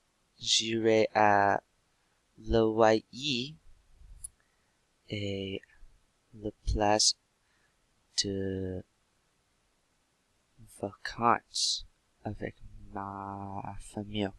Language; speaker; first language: French; non-native, learner; English